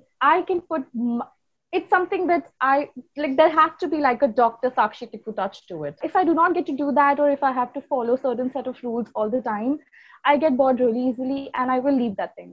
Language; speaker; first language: English; non-native, local second language; Hindi